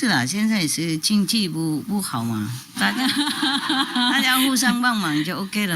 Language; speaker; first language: Chinese; non-native, fluent; Vietnamese